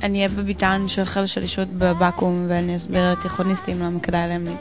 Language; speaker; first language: Hebrew; native; Hebrew